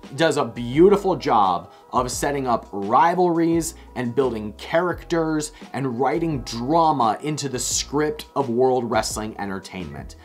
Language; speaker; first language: English; native; English